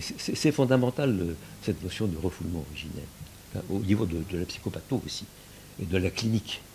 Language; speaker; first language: French; early bilingual, other home language; Yiddish